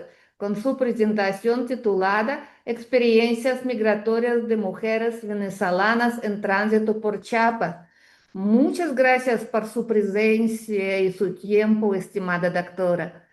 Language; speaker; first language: Spanish; non-native, fluent; Russian